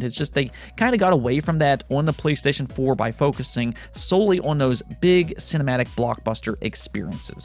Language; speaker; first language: English; native; English